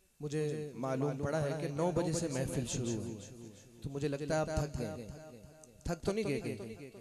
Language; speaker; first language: Urdu; non-native, fluent; Chinese